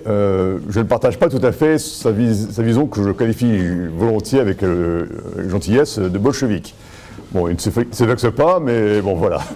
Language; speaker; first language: French; native; French